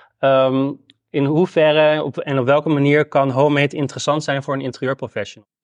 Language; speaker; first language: Dutch; native; Dutch